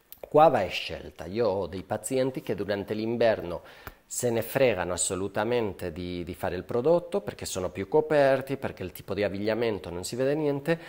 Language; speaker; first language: Italian; non-native, fluent; Spanish